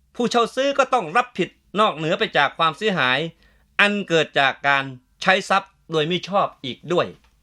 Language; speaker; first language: Thai; native; Thai